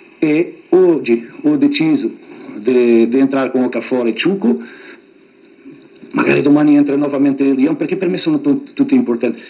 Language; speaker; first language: Italian; non-native, fluent; Portuguese